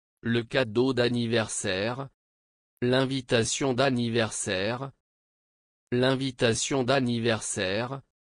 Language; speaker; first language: French; non-native, fluent; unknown